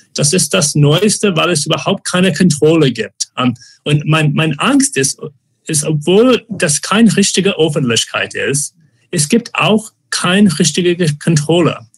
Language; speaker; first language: German; non-native, fluent; English